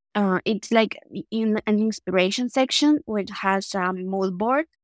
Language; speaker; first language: English; non-native, fluent; Spanish